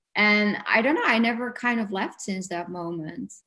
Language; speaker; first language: English; non-native, fluent; Dutch